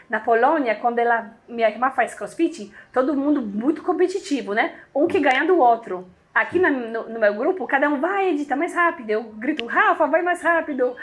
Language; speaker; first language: Portuguese; non-native, fluent; Polish